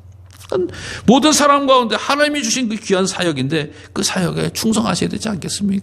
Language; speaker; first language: Korean; native; Korean